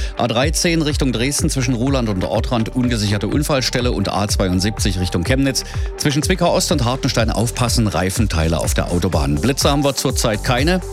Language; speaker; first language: German; native; German